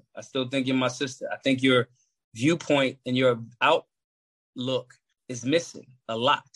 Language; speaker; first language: English; native; English